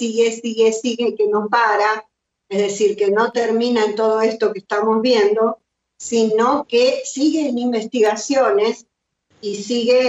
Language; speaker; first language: Spanish; native; Spanish